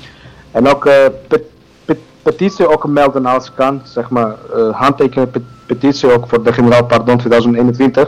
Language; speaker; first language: Dutch; non-native, learner; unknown